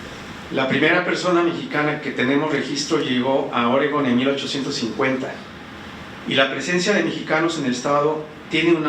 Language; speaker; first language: Spanish; native; Spanish